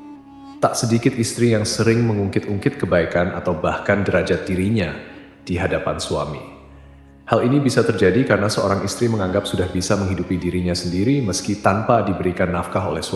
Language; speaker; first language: Indonesian; native; Indonesian